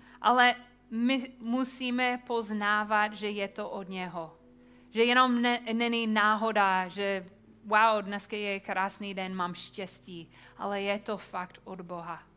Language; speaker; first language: Czech; non-native, fluent; English